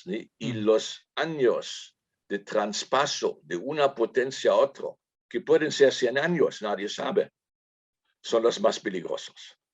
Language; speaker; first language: Spanish; non-native, fluent; German